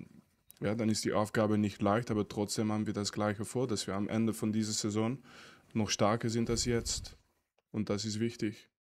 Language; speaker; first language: German; non-native, fluent; French